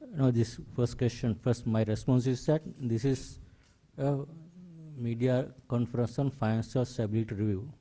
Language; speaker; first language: English; non-native, local second language; Sinhala